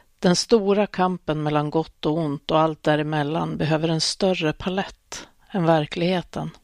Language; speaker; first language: Swedish; native; Swedish